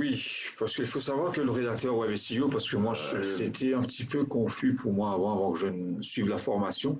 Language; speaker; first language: French; non-native, local second language; Morisyen